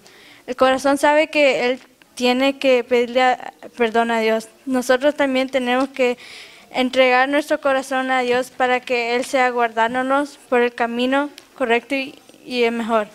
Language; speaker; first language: Spanish; early bilingual, other home language; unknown